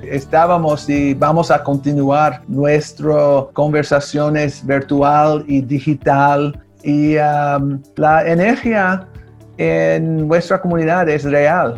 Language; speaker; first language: Spanish; early bilingual, heritage; Spanish